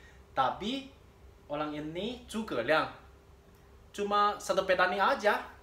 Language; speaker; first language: Indonesian; non-native, learner; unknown